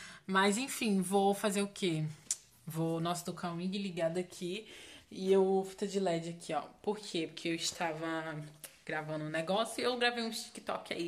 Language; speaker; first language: Portuguese; native; Portuguese